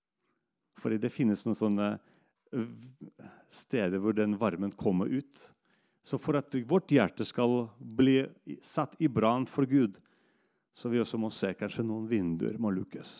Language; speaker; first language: Norwegian; non-native, fluent; Russian